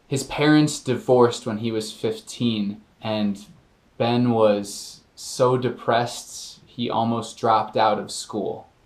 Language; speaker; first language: English; native; English